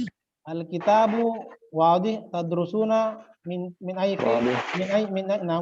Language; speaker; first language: Arabic; non-native, fluent; Indonesian